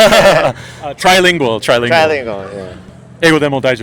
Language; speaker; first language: Japanese; non-native, learner; English